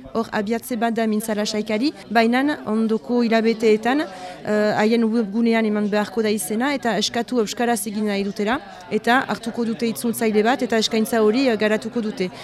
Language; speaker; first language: Basque; native; Basque